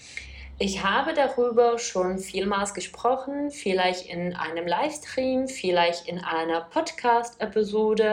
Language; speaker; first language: German; non-native, fluent; Czech